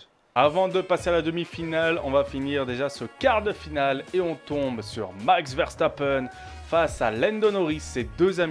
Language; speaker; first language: French; native; French